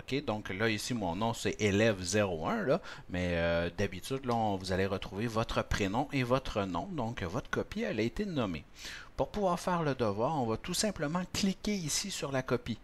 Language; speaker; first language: French; native; French